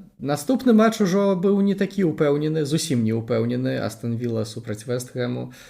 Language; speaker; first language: Belarusian; non-native, local second language; Russian